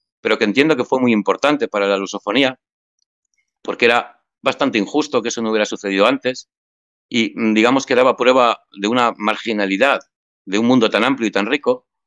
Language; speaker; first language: Spanish; native; Spanish